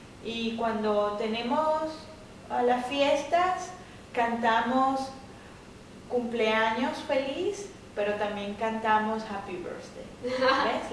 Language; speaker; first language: Spanish; native; Spanish